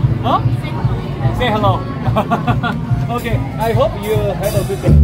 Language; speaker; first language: English; non-native, learner; Korean